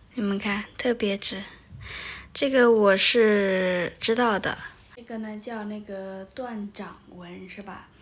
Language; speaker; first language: Chinese; non-native, fluent; Lao